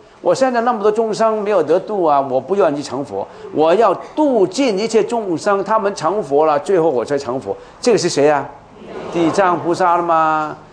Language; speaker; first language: Chinese; non-native, local second language; Cantonese